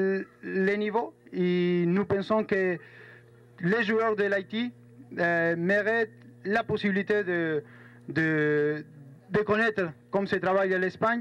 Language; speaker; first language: French; non-native, fluent; Spanish